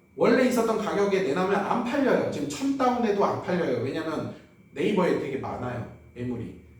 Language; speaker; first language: Korean; native; Korean